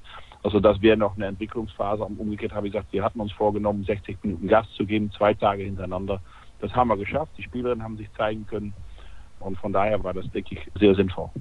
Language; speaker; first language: German; native; German